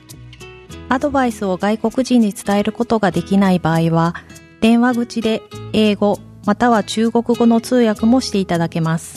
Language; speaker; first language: Japanese; native; Japanese